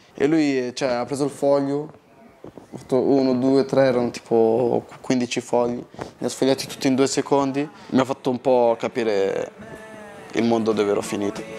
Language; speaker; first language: Italian; early bilingual, other home language; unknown